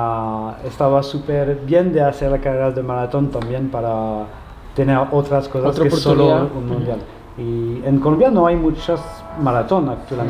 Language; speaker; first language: Spanish; non-native, learner; French